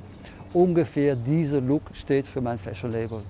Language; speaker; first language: German; non-native, fluent; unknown